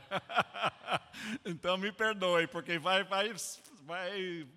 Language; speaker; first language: Portuguese; non-native, fluent; English